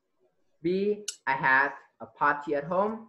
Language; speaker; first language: English; non-native, fluent; Vietnamese